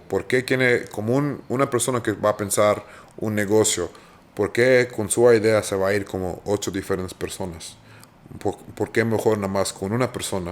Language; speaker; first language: Spanish; early bilingual, heritage; Spanish